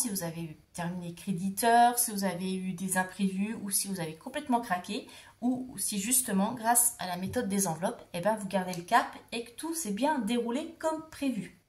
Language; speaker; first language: French; native; French